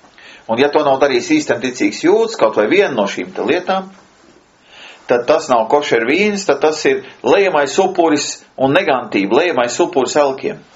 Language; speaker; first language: Latvian; native; Latvian